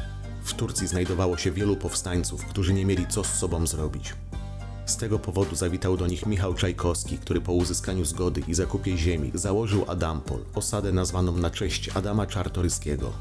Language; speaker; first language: Polish; native; Polish